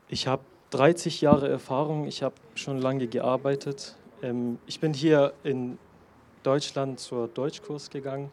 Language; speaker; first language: German; non-native, learner; Persian